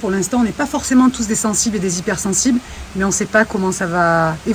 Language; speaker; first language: French; native; French